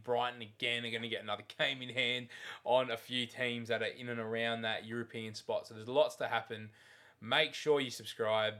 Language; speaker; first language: English; native; English